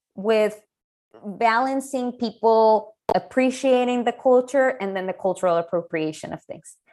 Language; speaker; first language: English; non-native, fluent; Spanish